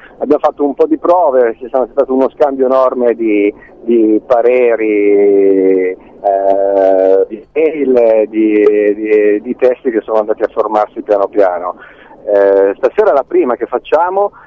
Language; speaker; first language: Italian; native; Italian